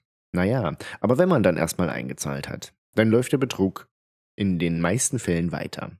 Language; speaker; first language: German; native; German